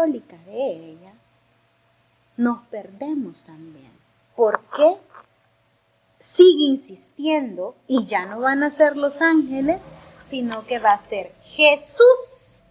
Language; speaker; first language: Spanish; native; Spanish